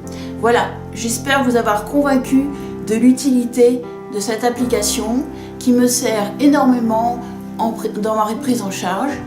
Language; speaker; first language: French; native; French